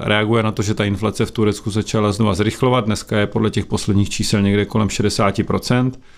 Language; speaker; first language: Czech; native; Czech